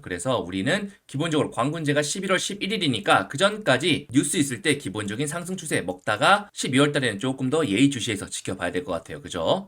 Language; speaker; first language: Korean; native; Korean